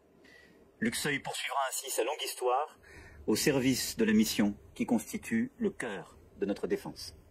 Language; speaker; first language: French; native; French